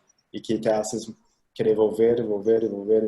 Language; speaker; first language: Spanish; non-native, fluent; Portuguese